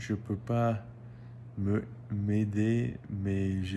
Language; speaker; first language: French; non-native, learner; English